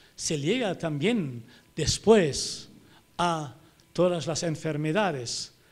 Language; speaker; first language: Spanish; non-native, fluent; German